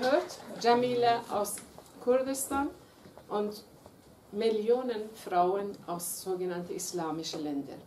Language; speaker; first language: German; non-native, fluent; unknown